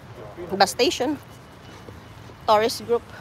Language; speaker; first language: English; non-native, local second language; Filipino